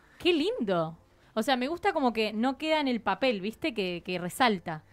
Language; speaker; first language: Spanish; native; Spanish